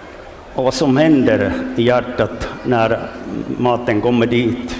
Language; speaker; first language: Swedish; non-native, local second language; Finnish